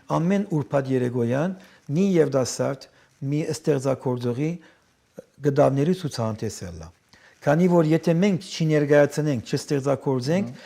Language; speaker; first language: Armenian; early bilingual, heritage; Armenian